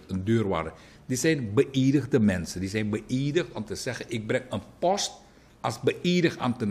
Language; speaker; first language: Dutch; native; Dutch